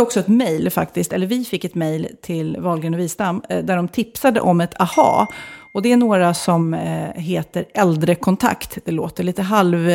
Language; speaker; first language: Swedish; native; Swedish